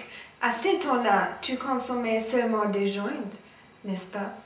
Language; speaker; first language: French; non-native, learner; German